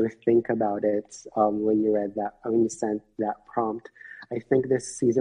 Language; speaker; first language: English; non-native, local second language; Filipino